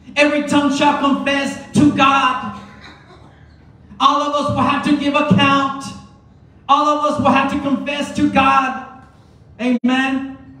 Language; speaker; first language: English; early bilingual, other home language; Spanish